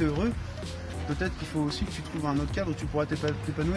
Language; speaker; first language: French; native; French